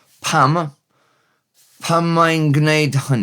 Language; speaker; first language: Welsh; non-native, learner; English